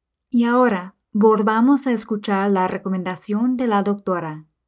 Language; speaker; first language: Spanish; non-native, fluent; English